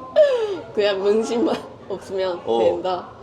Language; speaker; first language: Korean; non-native, fluent; Japanese